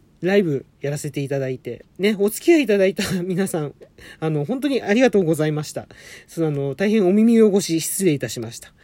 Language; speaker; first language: Japanese; native; Japanese